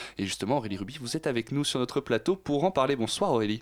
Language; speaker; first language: French; native; French